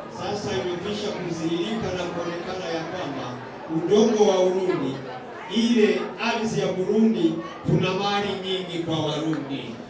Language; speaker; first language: Swahili; non-native, local second language; Rundi